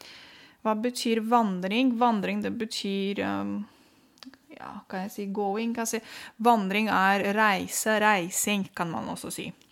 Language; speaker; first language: Norwegian; non-native, fluent; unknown